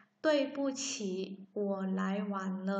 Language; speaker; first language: Chinese; non-native, fluent; Vietnamese